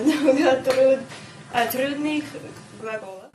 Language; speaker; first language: Russian; non-native, learner; English